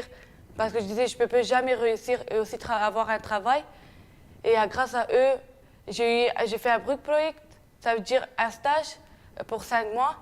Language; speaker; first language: French; non-native, fluent; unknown